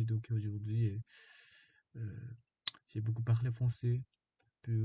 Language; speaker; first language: French; non-native, fluent; Korean